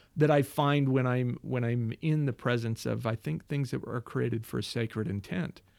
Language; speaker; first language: English; native; English